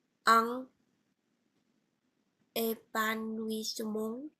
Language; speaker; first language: French; non-native, learner; Vietnamese